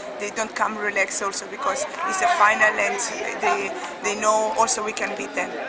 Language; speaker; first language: English; non-native, learner; Portuguese